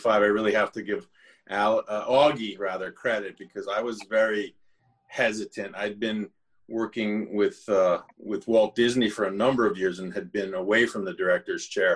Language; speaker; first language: English; native; English